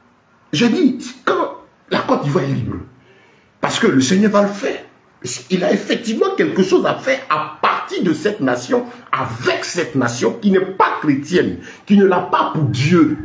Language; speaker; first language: French; native; French